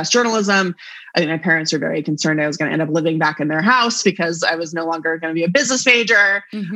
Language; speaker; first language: English; native; English